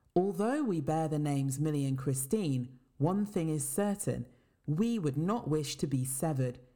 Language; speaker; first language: English; native; English